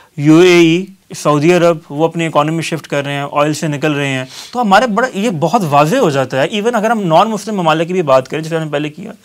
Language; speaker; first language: Urdu; native; Urdu